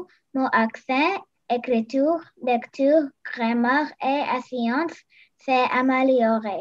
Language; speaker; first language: French; non-native, local second language; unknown